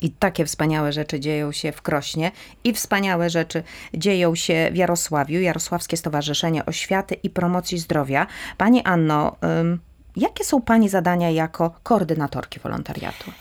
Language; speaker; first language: Polish; native; Polish